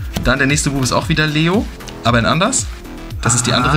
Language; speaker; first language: German; native; German